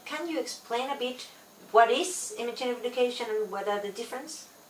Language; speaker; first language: English; non-native, fluent; Spanish